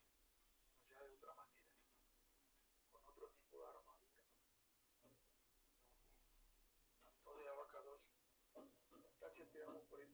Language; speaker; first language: Spanish; native; Spanish